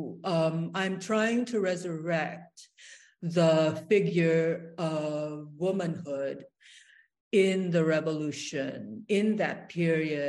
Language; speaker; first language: English; non-native, local second language; Waray